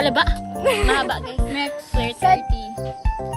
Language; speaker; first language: Filipino; native; Filipino